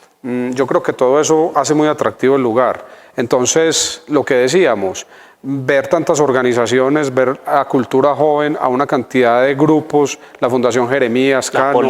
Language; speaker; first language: Spanish; native; Spanish